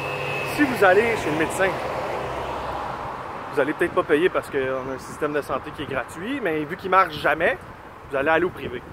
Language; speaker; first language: French; native; French